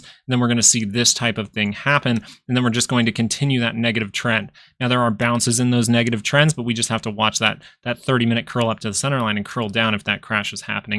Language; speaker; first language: English; native; English